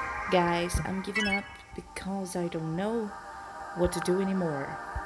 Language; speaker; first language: English; non-native, learner; Portuguese